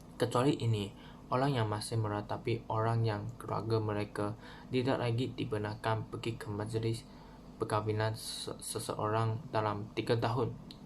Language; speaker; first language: Malay; non-native, local second language; Chinese